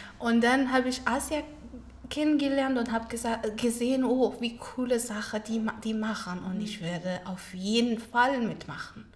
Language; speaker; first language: German; non-native, learner; Pashto